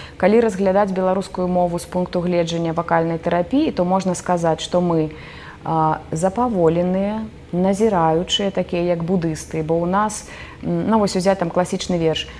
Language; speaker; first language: Belarusian; native; Belarusian